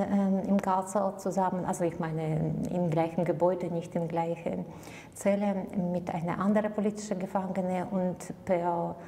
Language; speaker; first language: German; non-native, learner; Belarusian